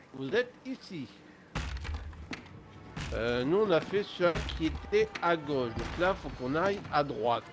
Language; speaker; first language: French; native; French